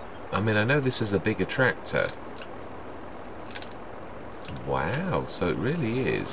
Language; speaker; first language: English; native; English